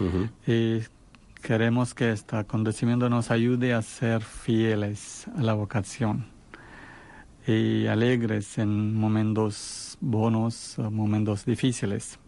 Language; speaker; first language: Spanish; non-native, fluent; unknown